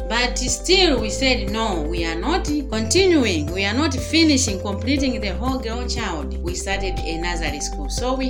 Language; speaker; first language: English; non-native, local second language; Nyanja